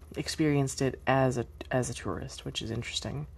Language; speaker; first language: English; native; English